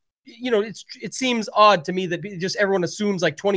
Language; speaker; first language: English; native; English